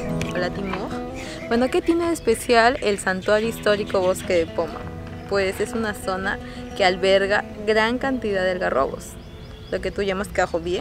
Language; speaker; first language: Spanish; native; Spanish